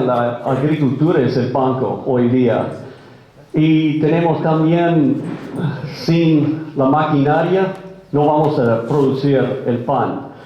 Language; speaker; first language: Spanish; non-native, fluent; English